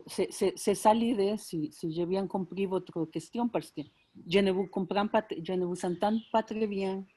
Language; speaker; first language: French; non-native, fluent; Spanish